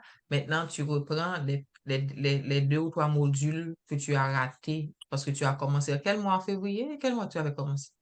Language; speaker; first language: French; native; French